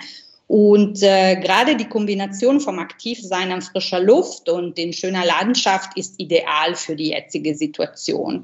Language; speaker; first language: German; non-native, fluent; Italian